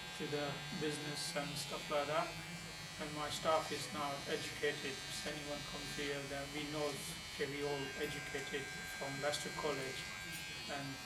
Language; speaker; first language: English; non-native, local second language; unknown